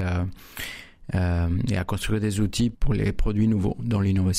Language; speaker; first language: French; non-native, fluent; Spanish